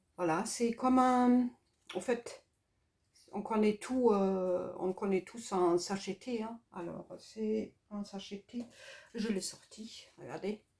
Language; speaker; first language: French; non-native, fluent; German